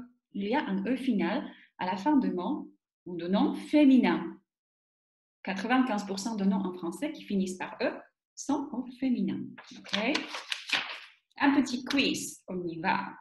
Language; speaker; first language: French; non-native, fluent; Slovak